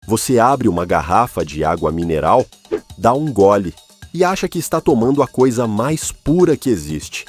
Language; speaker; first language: Portuguese; native; Portuguese